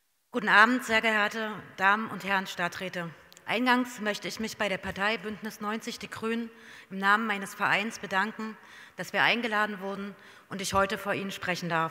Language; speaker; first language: German; native; German